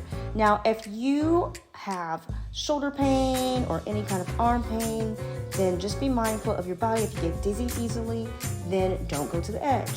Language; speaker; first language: English; native; English